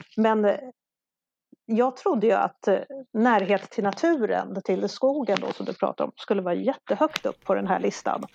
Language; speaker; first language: Swedish; non-native, local second language; Polish